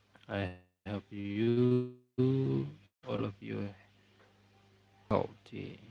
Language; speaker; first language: English; non-native, learner; Indonesian